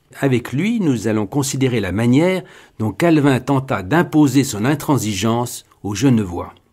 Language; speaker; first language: French; native; French